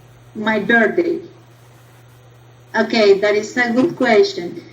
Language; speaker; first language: English; non-native, learner; Spanish